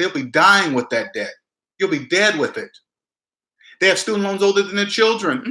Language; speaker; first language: English; native; English